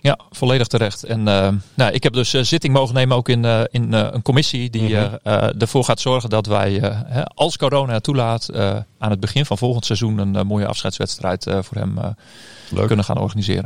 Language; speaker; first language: Dutch; native; Dutch